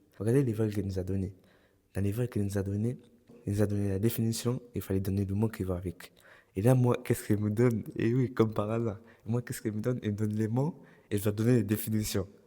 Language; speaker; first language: French; early bilingual, other home language; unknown